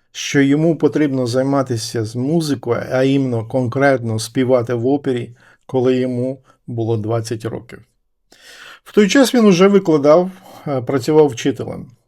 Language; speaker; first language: Ukrainian; native; Ukrainian